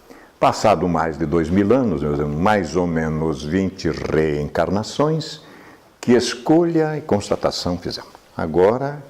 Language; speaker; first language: Portuguese; native; Portuguese